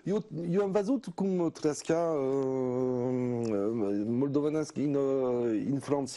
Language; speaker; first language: Romanian; non-native, learner; French